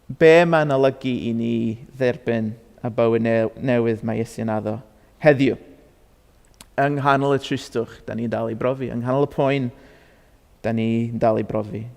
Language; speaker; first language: Welsh; non-native, fluent; English